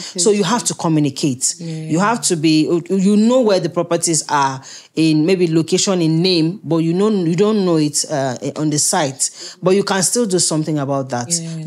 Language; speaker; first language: English; native; English